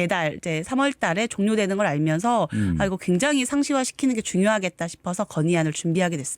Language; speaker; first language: Korean; native; Korean